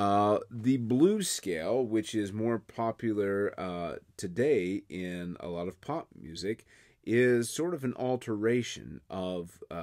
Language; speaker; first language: English; native; English